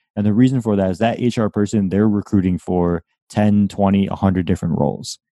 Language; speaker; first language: English; native; English